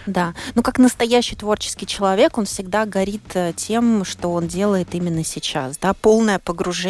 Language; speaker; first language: Russian; native; Russian